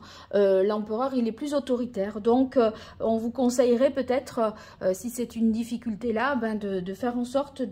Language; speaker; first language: French; native; French